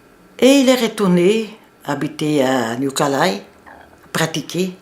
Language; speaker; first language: French; non-native, fluent; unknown